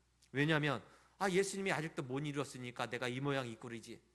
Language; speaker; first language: Korean; native; Korean